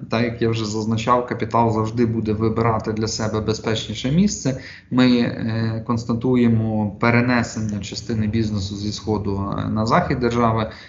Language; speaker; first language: Ukrainian; native; Ukrainian